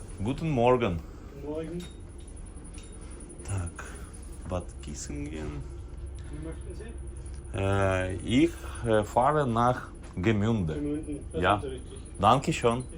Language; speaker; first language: German; non-native, learner; Ukrainian